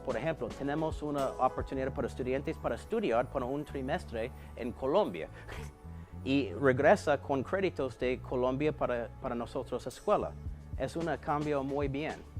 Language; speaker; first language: Spanish; non-native, learner; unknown